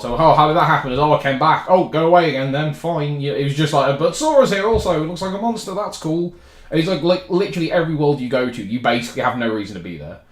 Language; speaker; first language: English; native; English